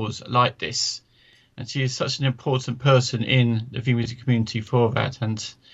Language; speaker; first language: English; native; English